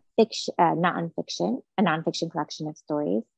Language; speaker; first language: English; non-native, fluent; Hebrew